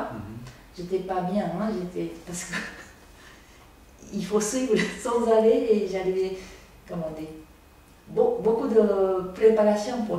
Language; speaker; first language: French; non-native, learner; Japanese